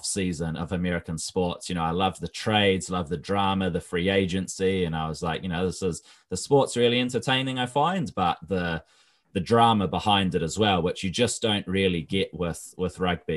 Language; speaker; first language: English; native; English